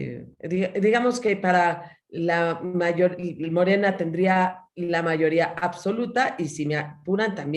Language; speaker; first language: Spanish; native; Spanish